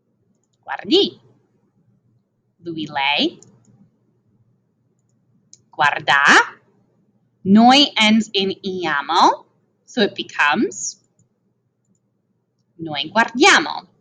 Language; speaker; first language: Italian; non-native, fluent; English